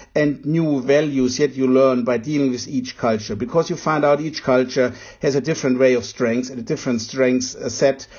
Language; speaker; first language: English; non-native, fluent; German